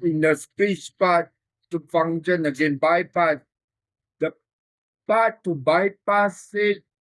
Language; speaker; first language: English; non-native, local second language; Malay